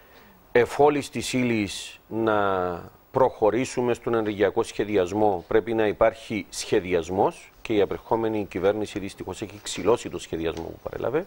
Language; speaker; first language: Greek; native; Greek